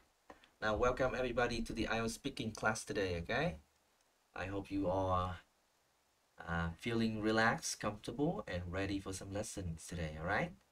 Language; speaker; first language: English; non-native, fluent; Vietnamese